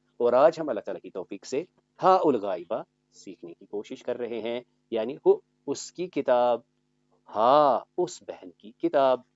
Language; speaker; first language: Urdu; native; Urdu